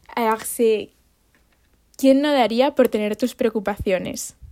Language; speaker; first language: French; non-native, fluent; Spanish